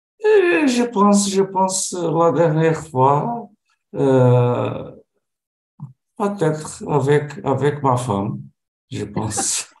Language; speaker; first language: French; non-native, learner; Portuguese